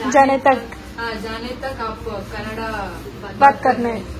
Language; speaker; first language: Hindi; non-native, local second language; Kannada